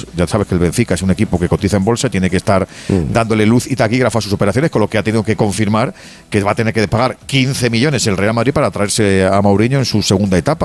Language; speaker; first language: Spanish; native; Spanish